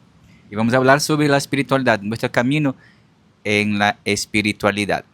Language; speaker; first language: Spanish; non-native, learner; Portuguese